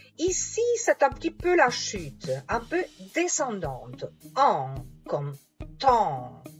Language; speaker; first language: French; non-native, fluent; Italian